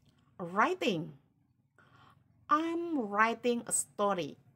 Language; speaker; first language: English; non-native, learner; Indonesian